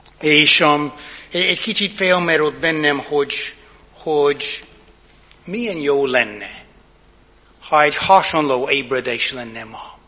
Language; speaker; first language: Hungarian; non-native, fluent; English